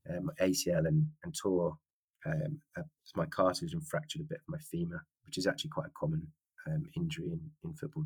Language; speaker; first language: English; native; English